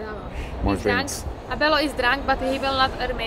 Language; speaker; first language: English; non-native, learner; Czech